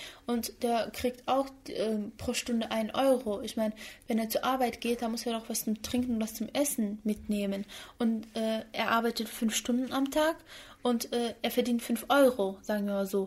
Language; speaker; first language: German; early bilingual, other home language; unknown